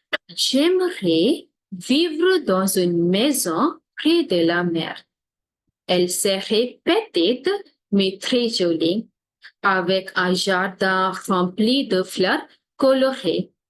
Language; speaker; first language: French; non-native, fluent; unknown